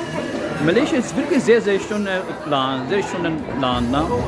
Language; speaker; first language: German; non-native, learner; Urdu